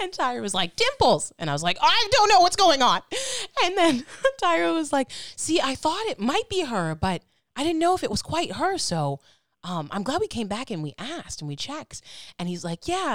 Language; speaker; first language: English; native; English